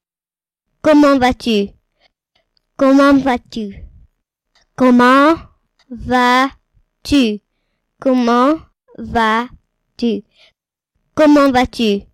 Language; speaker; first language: French; non-native, learner; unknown